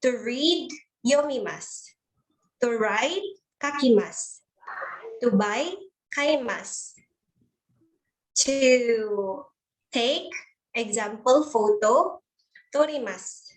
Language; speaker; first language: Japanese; non-native, learner; Filipino